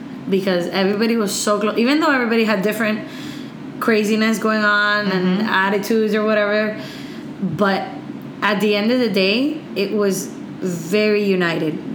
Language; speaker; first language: English; early bilingual, other home language; Spanish